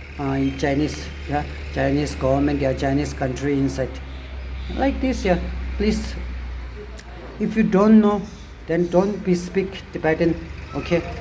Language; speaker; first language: English; non-native, learner; Tibetan